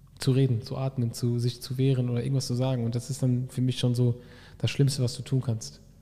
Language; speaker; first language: German; early bilingual, other home language; Arabic